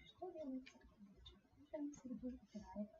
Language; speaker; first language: Russian; non-native, learner; English